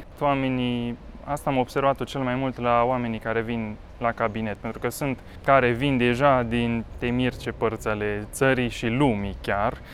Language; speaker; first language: Romanian; native; Romanian